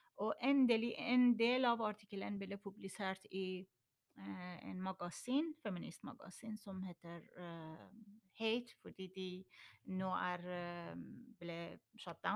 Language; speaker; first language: Norwegian; non-native, learner; Persian